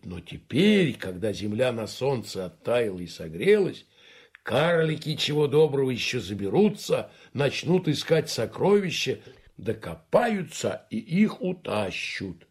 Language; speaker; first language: Russian; native; Russian